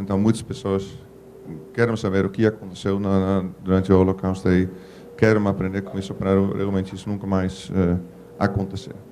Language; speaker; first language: Portuguese; non-native, fluent; Dutch